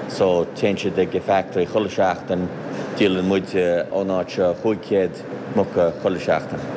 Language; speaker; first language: Irish; native; Irish